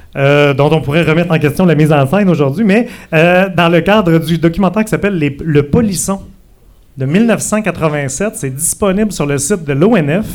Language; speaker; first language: French; native; French